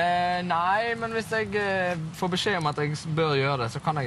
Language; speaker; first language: Norwegian; native; Norwegian